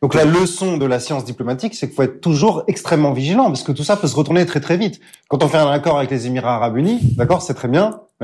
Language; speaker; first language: French; native; French